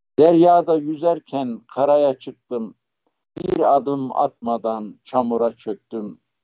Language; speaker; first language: Turkish; native; Turkish